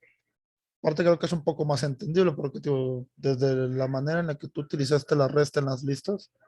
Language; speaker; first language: Spanish; native; Spanish